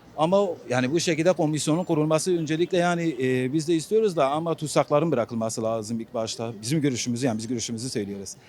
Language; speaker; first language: Turkish; non-native, local second language; Kurdish